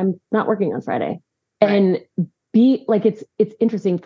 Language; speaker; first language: English; native; English